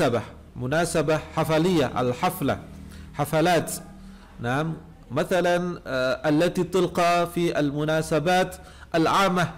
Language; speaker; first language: Arabic; non-native, fluent; Indonesian